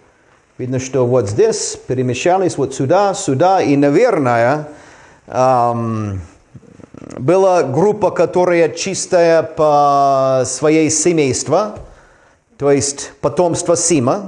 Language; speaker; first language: Russian; non-native, fluent; English